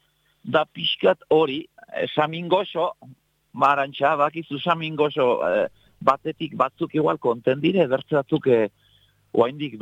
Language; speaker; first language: Basque; native; Basque